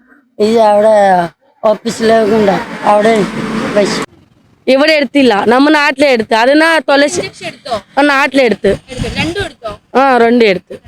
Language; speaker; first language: Malayalam; non-native, learner; Tamil